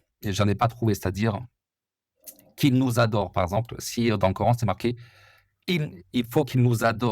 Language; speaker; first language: French; native; French